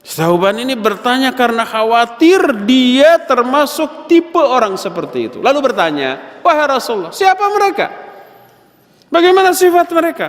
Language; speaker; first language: Indonesian; native; Indonesian